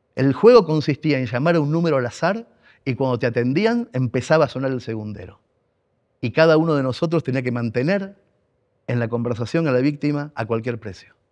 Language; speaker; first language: Spanish; native; Spanish